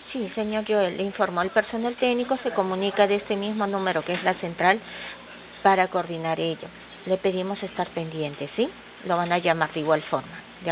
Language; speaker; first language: Spanish; native; Spanish